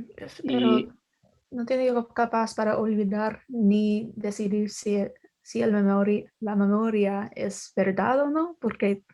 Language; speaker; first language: Spanish; non-native, learner; English